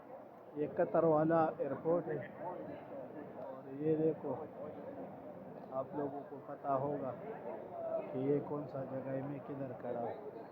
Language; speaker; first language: Hindi; non-native, local second language; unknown